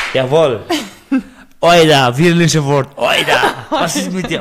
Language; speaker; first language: German; non-native, learner; Persian